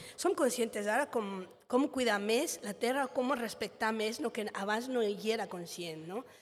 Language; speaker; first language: Catalan; non-native, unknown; Spanish